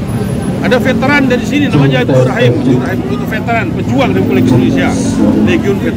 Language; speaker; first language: Indonesian; non-native, local second language; Sasak